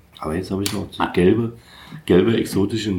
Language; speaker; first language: German; native; German